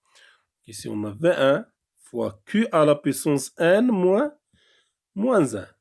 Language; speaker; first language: French; non-native, local second language; Arabic